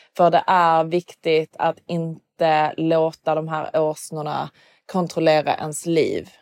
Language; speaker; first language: Swedish; early bilingual, other home language; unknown